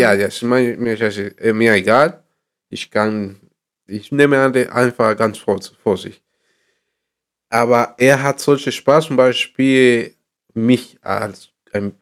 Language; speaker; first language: German; non-native, learner; Spanish